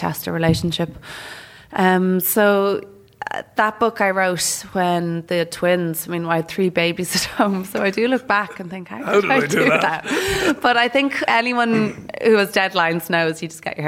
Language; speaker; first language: English; native; English